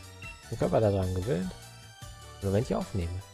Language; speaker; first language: German; native; German